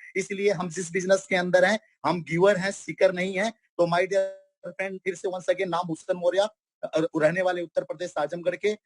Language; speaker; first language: Hindi; non-native, local second language; Bhojpuri